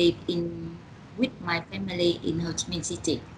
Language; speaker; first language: English; non-native, learner; Vietnamese